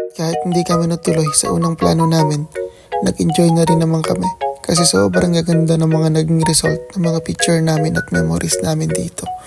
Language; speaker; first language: Filipino; native; Filipino